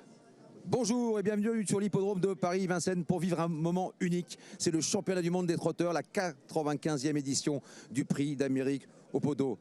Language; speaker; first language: French; native; French